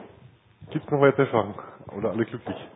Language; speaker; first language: German; native; German